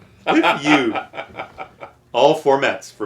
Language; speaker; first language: English; native; English